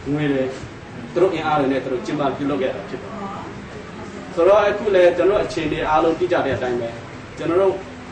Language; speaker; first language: Burmese; non-native, local second language; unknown